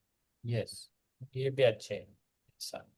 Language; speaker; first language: Hindi; native; Hindi